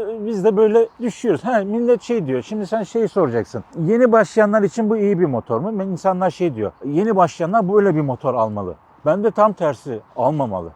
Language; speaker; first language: Turkish; native; Turkish